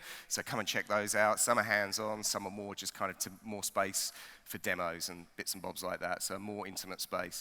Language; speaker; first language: English; native; English